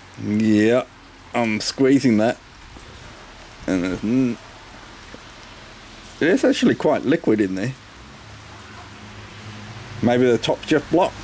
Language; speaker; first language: English; native; English